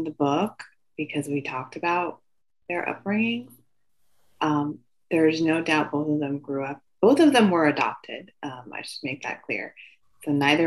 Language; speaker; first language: English; native; English